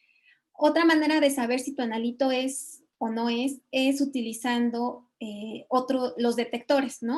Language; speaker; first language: Spanish; native; Spanish